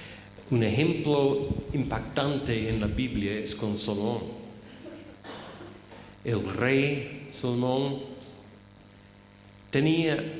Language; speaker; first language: Spanish; non-native, fluent; English